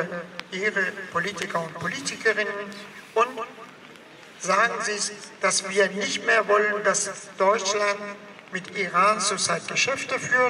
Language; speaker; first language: German; non-native, fluent; Persian